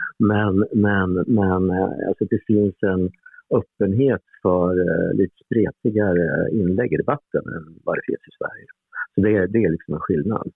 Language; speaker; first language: Swedish; native; Swedish